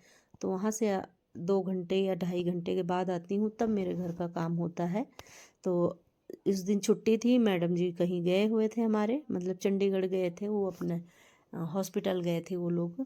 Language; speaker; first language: Hindi; native; Hindi